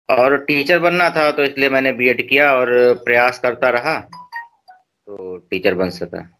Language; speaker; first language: Hindi; native; Hindi